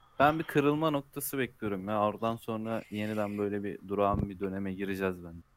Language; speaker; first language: Turkish; native; Turkish